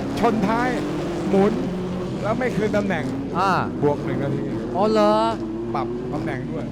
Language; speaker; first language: Thai; native; Thai